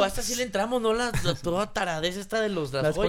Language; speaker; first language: Spanish; native; Spanish